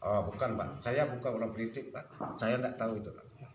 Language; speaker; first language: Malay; non-native, local second language; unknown